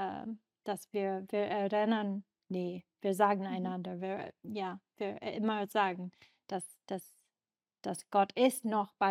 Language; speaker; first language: German; non-native, learner; English